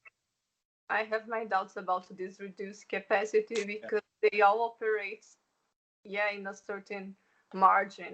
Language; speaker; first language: English; non-native, fluent; Portuguese